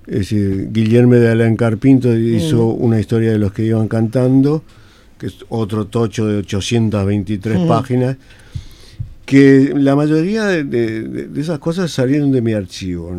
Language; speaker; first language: Spanish; native; Spanish